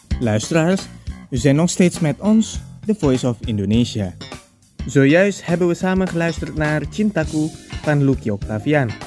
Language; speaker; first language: Dutch; non-native, fluent; Indonesian